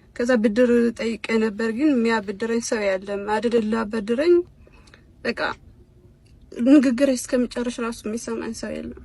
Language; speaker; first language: Amharic; non-native, local second language; Tigrinya